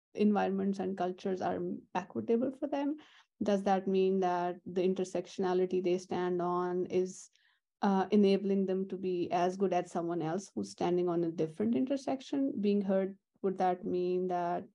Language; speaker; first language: English; non-native, local second language; Urdu